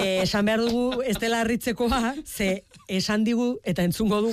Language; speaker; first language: Basque; native; Basque